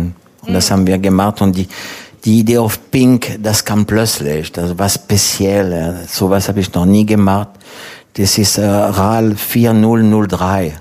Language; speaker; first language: German; non-native, fluent; French